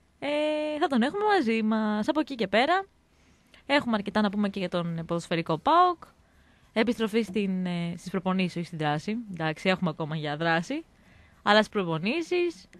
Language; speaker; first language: Greek; native; Greek